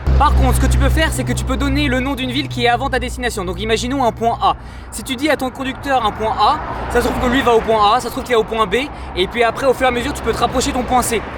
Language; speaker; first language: French; native; French